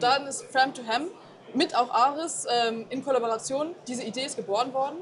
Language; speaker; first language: German; native; German